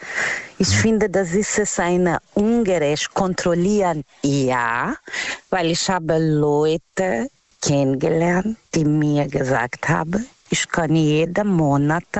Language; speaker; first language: German; non-native, learner; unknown